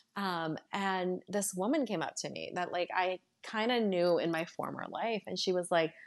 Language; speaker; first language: English; native; English